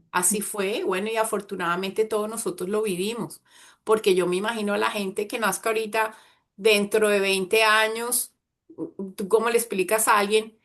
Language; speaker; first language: Spanish; native; Spanish